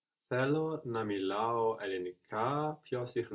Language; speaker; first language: Greek; non-native, learner; English